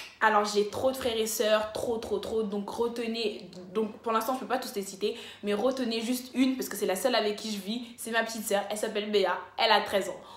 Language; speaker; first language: French; early bilingual, other home language; Lingala